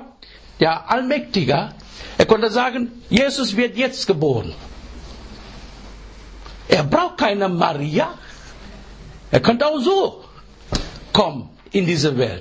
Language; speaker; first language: German; non-native, learner; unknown